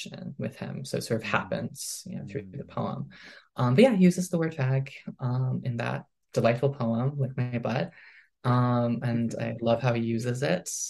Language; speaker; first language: English; early bilingual, other home language; Min Nan Chinese